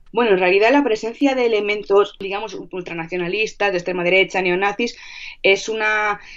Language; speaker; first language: Spanish; non-native, fluent; Russian